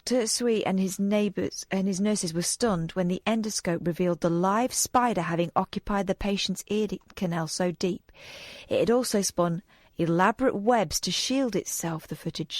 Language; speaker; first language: English; native; English